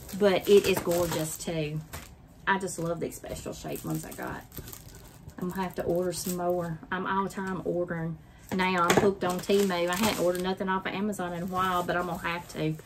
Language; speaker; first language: English; native; English